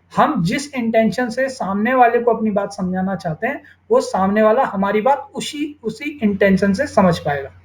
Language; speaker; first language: Hindi; native; Hindi